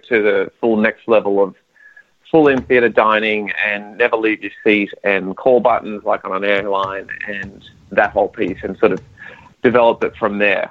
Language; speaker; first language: English; native; English